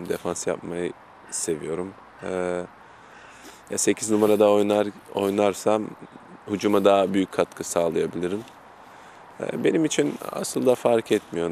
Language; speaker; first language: Turkish; early bilingual, heritage; German